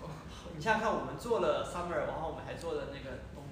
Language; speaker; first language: Chinese; native; Chinese